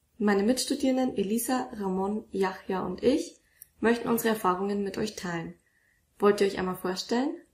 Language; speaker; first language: German; native; German